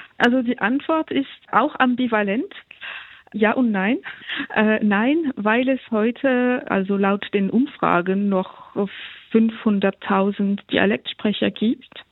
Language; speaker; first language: German; non-native, local second language; Swiss German